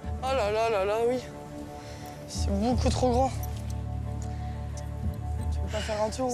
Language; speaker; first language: French; native; French